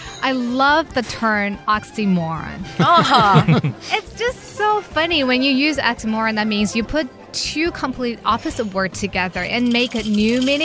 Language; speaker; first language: English; non-native, fluent; Chinese